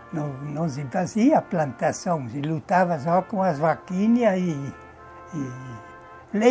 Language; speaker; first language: Portuguese; non-native, fluent; German